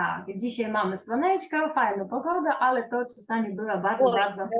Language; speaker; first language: Polish; non-native, fluent; Ukrainian